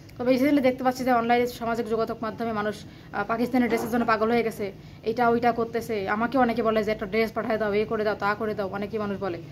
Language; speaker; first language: Bangla; native; Bangla